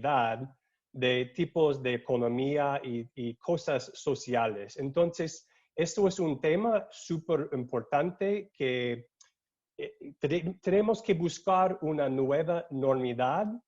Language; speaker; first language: Spanish; non-native, learner; English